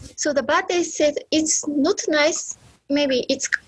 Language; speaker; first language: English; non-native, learner; Japanese